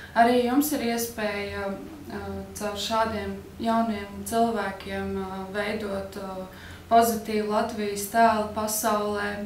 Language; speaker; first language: Latvian; native; Latvian